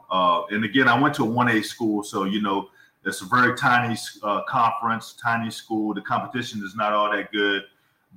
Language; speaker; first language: English; native; English